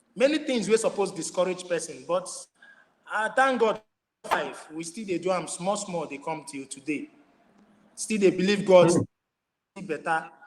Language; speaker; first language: Nigerian Pidgin; non-native, local second language; Igbo